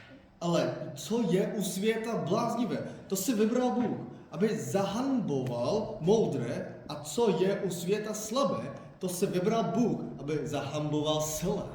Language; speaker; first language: Czech; non-native, fluent; Korean